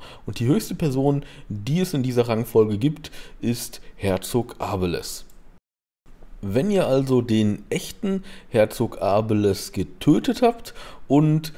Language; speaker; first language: German; native; German